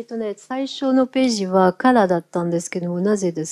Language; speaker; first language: Japanese; non-native, fluent; French